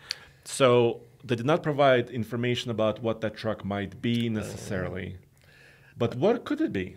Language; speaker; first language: English; native; English